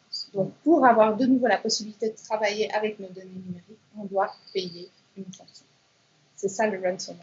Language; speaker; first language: French; native; French